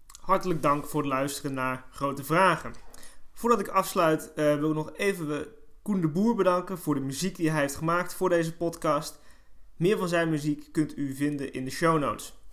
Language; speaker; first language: Dutch; native; Dutch